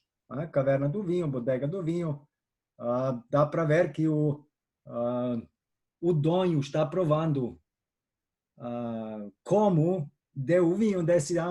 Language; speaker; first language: Portuguese; non-native, fluent; Slovenian